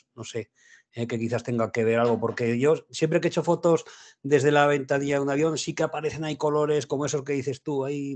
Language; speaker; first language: Spanish; native; Spanish